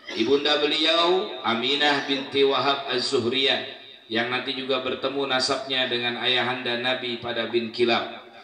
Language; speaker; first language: Indonesian; native; Indonesian